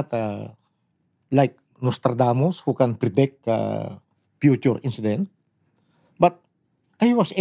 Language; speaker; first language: English; non-native, local second language; Pangasinan